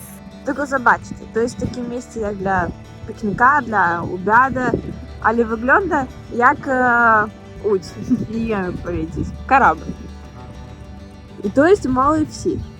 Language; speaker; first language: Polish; non-native, learner; Russian